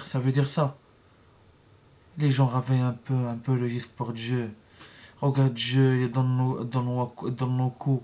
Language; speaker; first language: French; non-native, learner; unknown